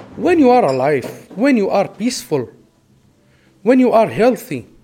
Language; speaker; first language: English; non-native, fluent; Arabic